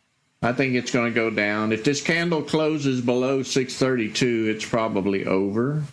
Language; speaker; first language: English; native; English